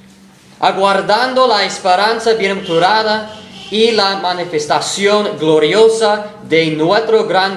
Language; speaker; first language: Spanish; non-native, fluent; English